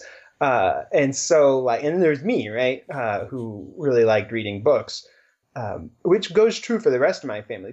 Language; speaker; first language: English; native; English